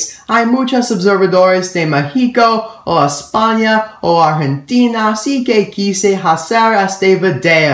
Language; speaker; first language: Spanish; non-native, learner; English